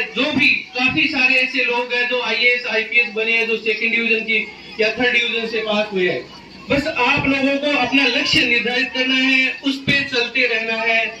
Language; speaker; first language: Hindi; native; Hindi